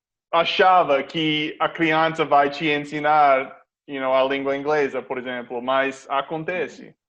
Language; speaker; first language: Portuguese; non-native, fluent; English